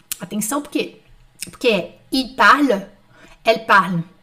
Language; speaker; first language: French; non-native, fluent; Portuguese